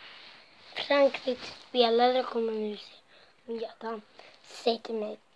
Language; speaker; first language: Swedish; non-native, local second language; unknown